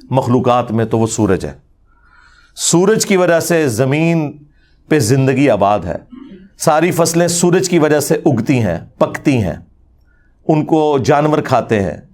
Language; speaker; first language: Urdu; non-native, local second language; Punjabi